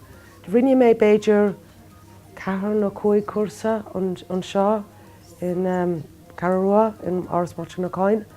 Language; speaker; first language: Irish; non-native, learner; Norwegian